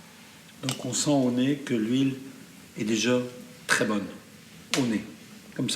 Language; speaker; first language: French; non-native, fluent; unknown